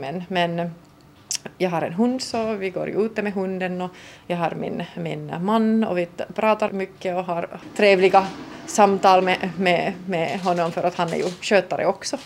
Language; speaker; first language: Swedish; non-native, local second language; Finnish